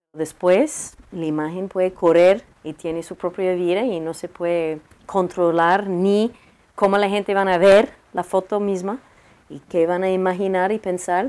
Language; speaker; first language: Spanish; non-native, learner; English